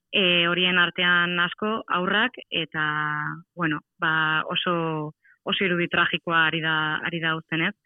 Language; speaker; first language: Basque; native; Basque